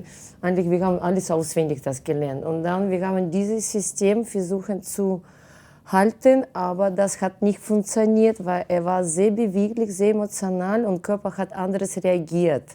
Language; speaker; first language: German; non-native, fluent; Russian